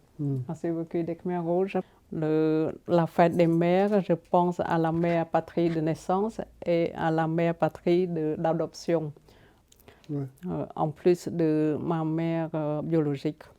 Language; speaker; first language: French; non-native, local second language; Khmer